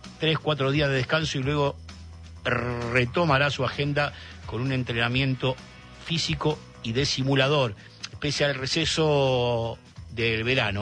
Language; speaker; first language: Spanish; native; Spanish